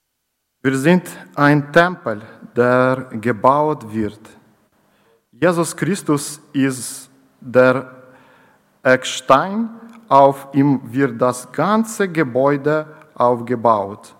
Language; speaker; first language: German; non-native, learner; Ukrainian